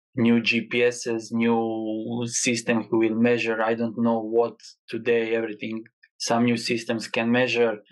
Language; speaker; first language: English; non-native, learner; Croatian